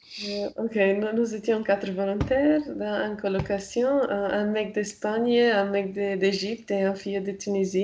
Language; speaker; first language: French; non-native, fluent; Romanian